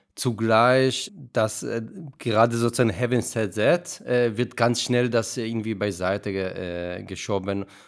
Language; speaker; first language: German; non-native, fluent; Hebrew